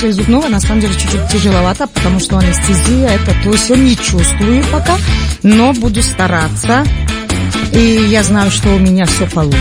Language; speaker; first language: Russian; non-native, local second language; Tajik